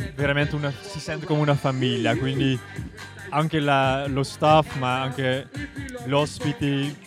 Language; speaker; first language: Italian; non-native, fluent; Dutch